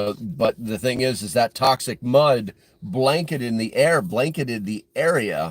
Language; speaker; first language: English; native; English